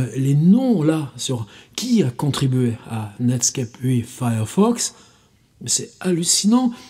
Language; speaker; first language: French; native; French